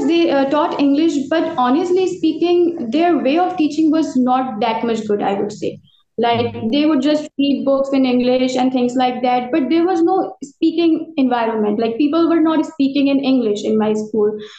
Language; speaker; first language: English; non-native, local second language; Urdu